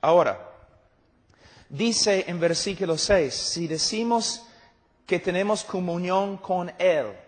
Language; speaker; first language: Spanish; non-native, fluent; English